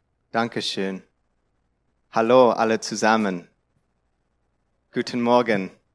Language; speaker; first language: German; non-native, learner; English